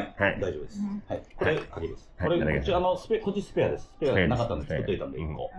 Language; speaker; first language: Japanese; native; Japanese